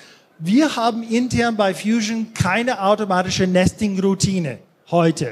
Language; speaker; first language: German; non-native, fluent; English